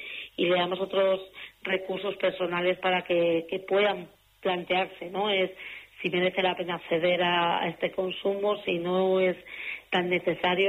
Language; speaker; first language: Spanish; native; Spanish